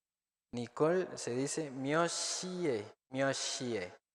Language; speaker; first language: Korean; non-native, fluent; Spanish